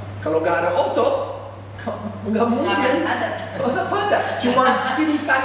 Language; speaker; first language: Indonesian; non-native, fluent; English